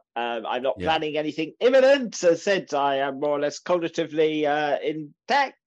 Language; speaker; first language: English; native; English